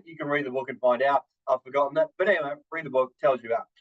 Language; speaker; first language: English; native; English